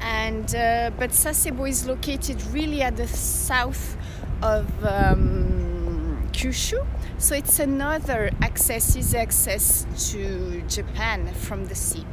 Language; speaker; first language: English; non-native, fluent; French